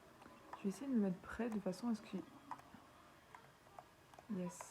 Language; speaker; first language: French; native; French